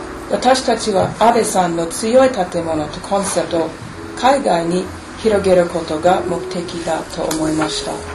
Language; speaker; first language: Japanese; non-native, fluent; English